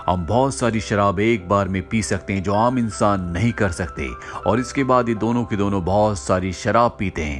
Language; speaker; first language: Hindi; native; Hindi